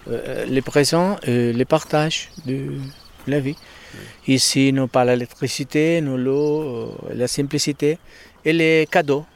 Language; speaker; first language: French; non-native, learner; Spanish